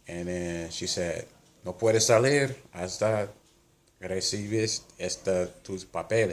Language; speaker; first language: Spanish; non-native, learner; English